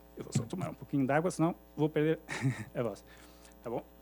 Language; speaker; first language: Portuguese; native; Portuguese